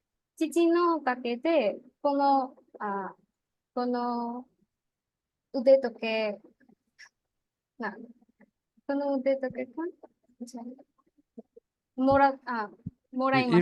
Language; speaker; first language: Japanese; non-native, learner; Bangla